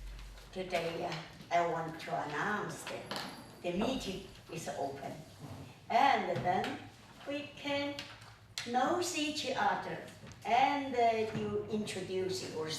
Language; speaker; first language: English; non-native, learner; Chinese